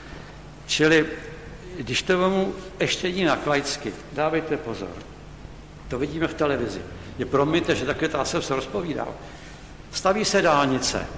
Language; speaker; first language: Czech; native; Czech